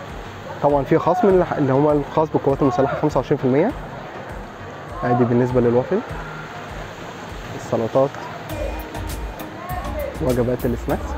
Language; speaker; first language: Arabic; native; Arabic